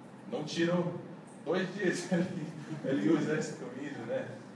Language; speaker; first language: Portuguese; non-native, learner; English